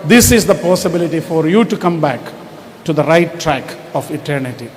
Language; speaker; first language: English; non-native, local second language; Malayalam